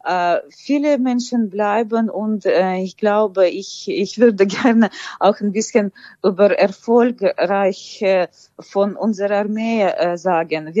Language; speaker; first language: German; non-native, fluent; Ukrainian